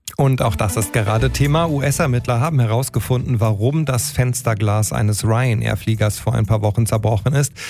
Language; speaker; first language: German; native; German